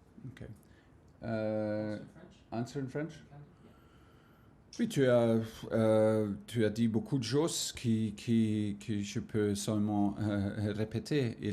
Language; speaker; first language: French; non-native, fluent; German